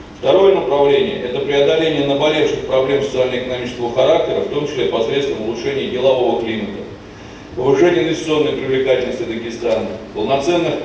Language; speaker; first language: Russian; native; Russian